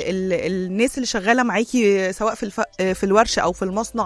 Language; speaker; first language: Arabic; native; Arabic